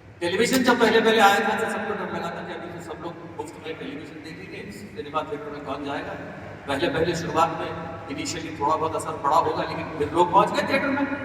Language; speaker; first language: Hindi; non-native, local second language; Marathi